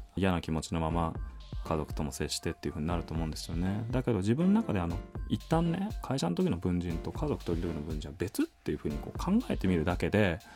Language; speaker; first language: Japanese; native; Japanese